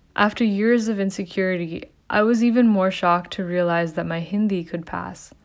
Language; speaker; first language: English; early bilingual, other home language; Hindi